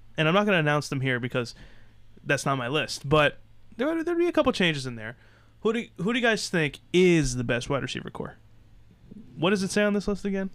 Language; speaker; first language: English; native; English